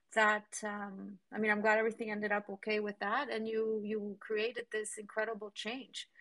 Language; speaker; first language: English; non-native, fluent; Spanish